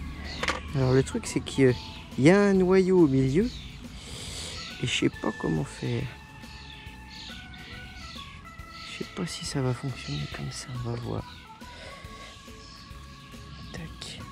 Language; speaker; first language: French; native; French